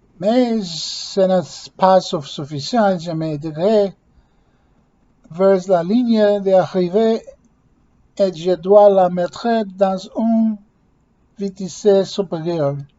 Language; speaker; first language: French; non-native, learner; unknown